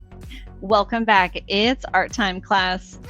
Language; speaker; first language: English; native; English